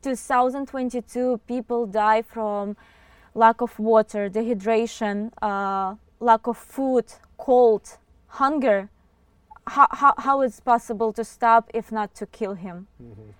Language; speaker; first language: English; non-native, fluent; Ukrainian